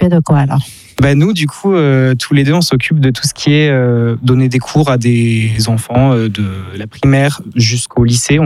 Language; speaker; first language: French; native; French